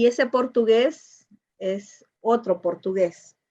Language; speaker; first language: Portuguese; non-native, learner; Spanish